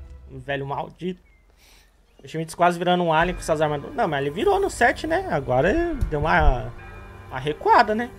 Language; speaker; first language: Portuguese; native; Portuguese